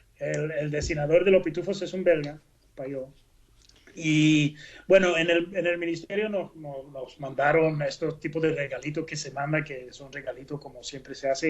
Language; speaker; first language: Spanish; non-native, fluent; Dutch